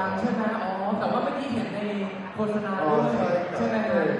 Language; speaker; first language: Thai; native; Thai